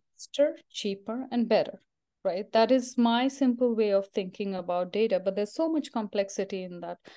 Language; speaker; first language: English; non-native, local second language; Marathi